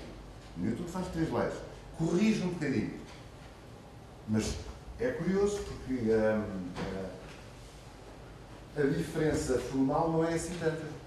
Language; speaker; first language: Portuguese; native; Portuguese